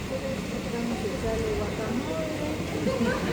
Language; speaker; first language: Spanish; native; Spanish